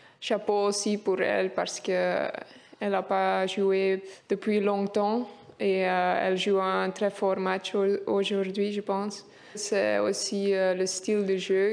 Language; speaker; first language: French; non-native, local second language; Dutch